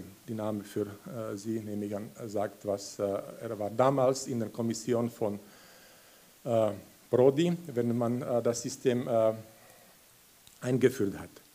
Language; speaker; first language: German; non-native, fluent; Slovak